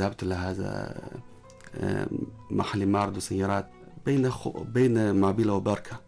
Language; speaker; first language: Arabic; non-native, learner; Chinese